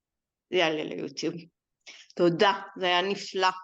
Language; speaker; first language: Hebrew; native; Hebrew